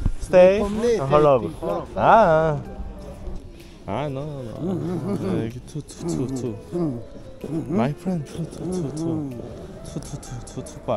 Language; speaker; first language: English; non-native, learner; Korean